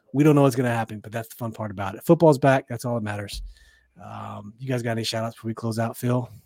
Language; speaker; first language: English; early bilingual, other home language; Chinese